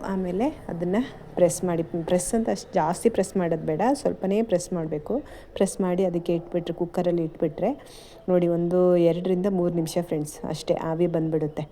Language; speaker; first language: Kannada; native; Kannada